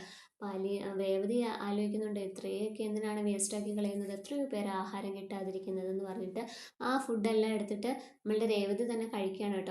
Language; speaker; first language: Malayalam; native; Malayalam